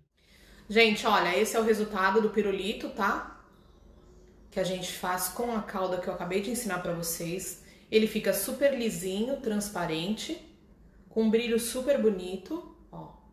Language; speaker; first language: Portuguese; native; Portuguese